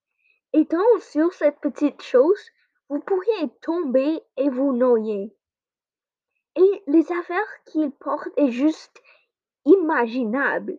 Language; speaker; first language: French; non-native, learner; English